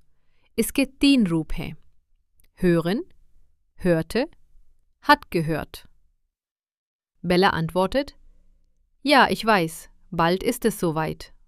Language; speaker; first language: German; non-native, fluent; Hindi